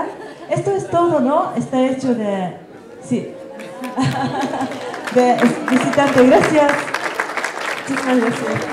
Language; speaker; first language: Spanish; non-native, learner; Japanese